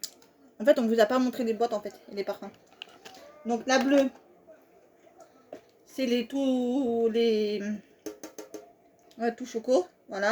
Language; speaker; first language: French; native; French